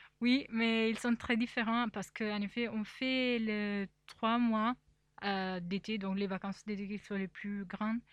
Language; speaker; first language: French; non-native, fluent; Italian